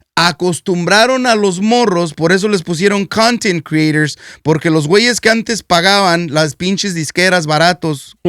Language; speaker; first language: Spanish; early bilingual, heritage; Spanish